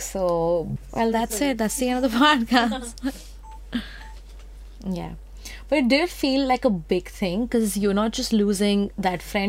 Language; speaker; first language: English; non-native, local second language; Hindi